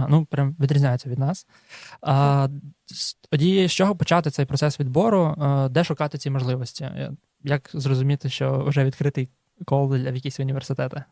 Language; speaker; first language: Ukrainian; native; Ukrainian